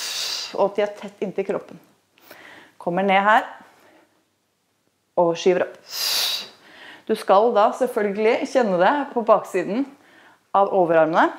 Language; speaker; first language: Norwegian; native; Norwegian